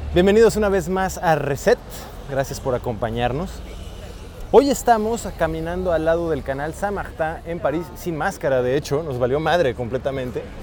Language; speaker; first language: Spanish; native; Spanish